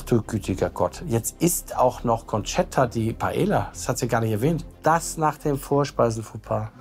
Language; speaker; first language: German; native; German